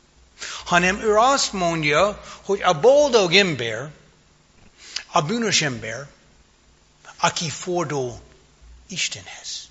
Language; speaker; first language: Hungarian; non-native, fluent; English